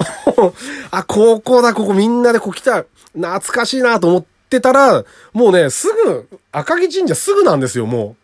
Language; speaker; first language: Japanese; native; Japanese